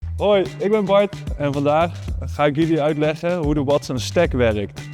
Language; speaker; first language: Dutch; native; Dutch